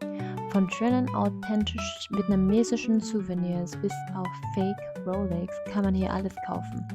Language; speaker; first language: German; non-native, fluent; Vietnamese